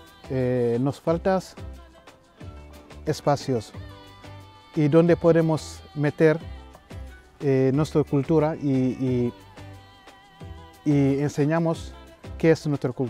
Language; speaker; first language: Spanish; non-native, learner; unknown